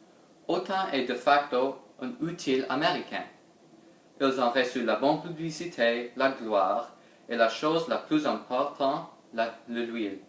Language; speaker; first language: French; non-native, learner; English